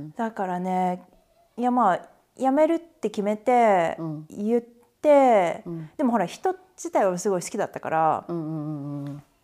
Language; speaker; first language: Japanese; native; Japanese